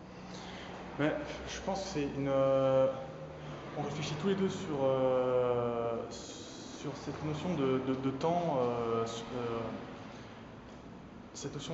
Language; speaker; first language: French; native; French